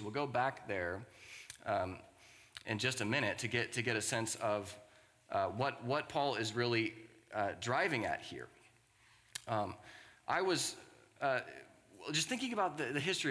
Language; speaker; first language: English; native; English